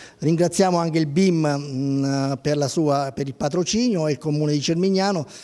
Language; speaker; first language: Italian; native; Italian